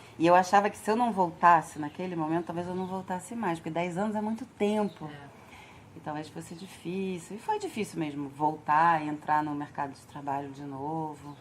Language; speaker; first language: Portuguese; early bilingual, other home language; French